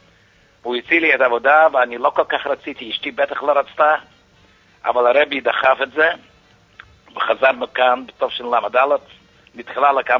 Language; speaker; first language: Hebrew; non-native, fluent; Yiddish